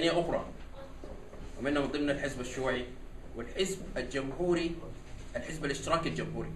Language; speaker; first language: Arabic; non-native, local second language; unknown